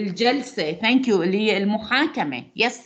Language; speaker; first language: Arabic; native; Arabic